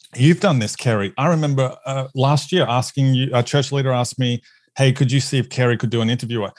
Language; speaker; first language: English; native; English